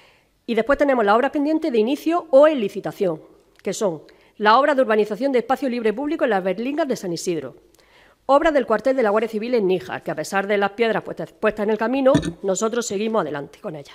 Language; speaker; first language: Spanish; native; Spanish